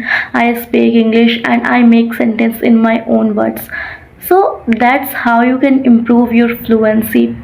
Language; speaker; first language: English; non-native, learner; Odia